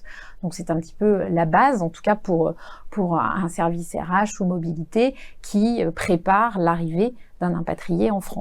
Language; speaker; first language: French; native; French